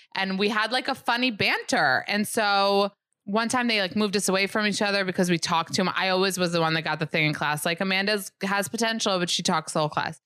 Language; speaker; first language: English; early bilingual, other home language; Hebrew